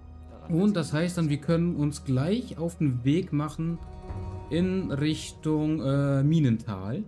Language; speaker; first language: German; native; German